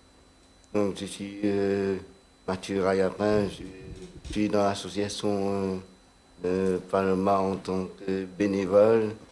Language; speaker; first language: French; non-native, local second language; Réunion Creole French